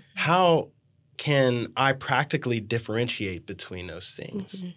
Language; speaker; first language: English; native; English